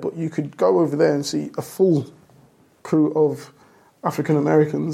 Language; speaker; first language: English; native; English